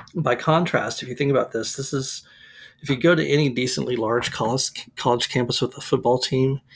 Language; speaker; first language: English; native; English